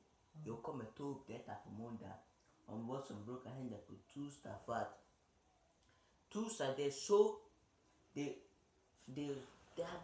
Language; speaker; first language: Swedish; early bilingual, other home language; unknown